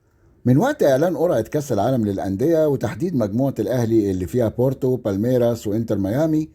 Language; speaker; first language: Arabic; native; Arabic